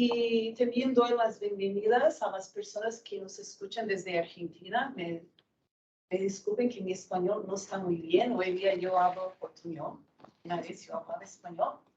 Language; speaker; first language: Spanish; non-native, fluent; Portuguese